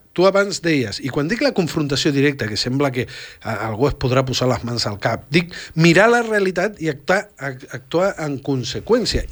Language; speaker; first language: Catalan; early bilingual, other home language; Spanish